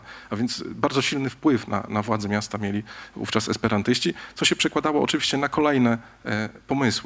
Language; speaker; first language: Polish; native; Polish